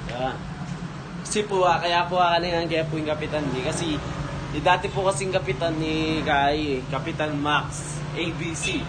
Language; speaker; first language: Filipino; non-native, local second language; Pampanga